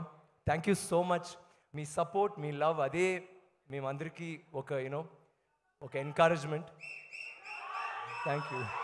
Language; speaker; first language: Telugu; non-native, learner; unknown